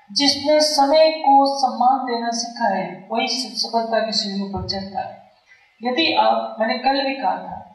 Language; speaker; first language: Hindi; native; Hindi